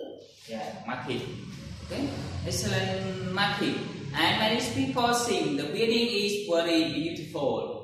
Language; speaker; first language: English; non-native, learner; Khmer